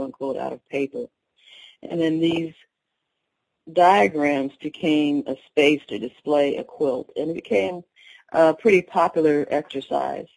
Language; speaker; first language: English; native; English